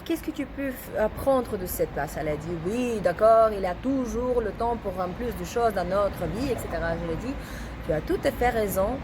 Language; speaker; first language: French; non-native, learner; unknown